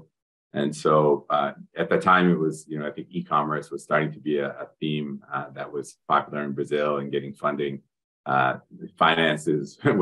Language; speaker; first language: English; native; English